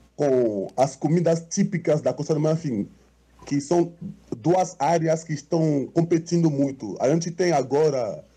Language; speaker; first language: Portuguese; non-native, fluent; French